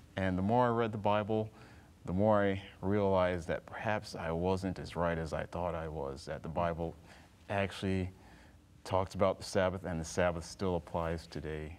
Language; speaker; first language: English; native; English